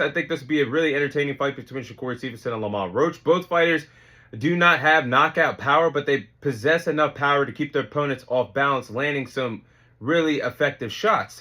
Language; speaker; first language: English; native; English